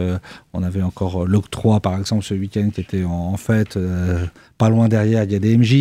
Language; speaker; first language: French; native; French